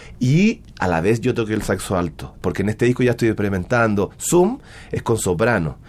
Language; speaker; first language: Spanish; native; Spanish